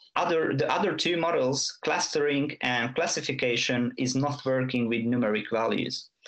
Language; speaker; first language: English; non-native, fluent; Hungarian